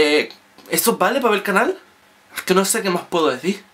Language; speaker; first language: Spanish; native; Spanish